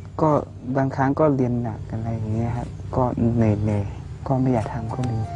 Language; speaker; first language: Thai; non-native, local second language; Akha